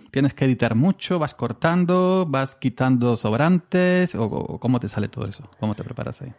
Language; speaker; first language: Spanish; native; Spanish